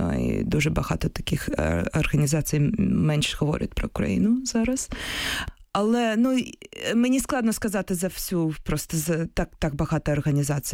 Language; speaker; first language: Ukrainian; non-native, local second language; Russian